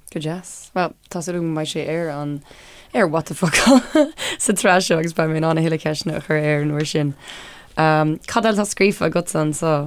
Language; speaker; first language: Irish; non-native, local second language; English